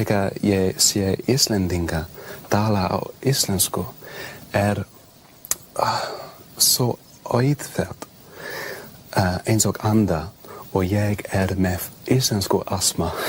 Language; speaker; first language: Icelandic; non-native, learner; English